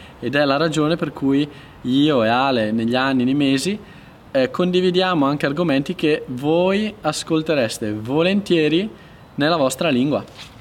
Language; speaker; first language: Italian; native; Italian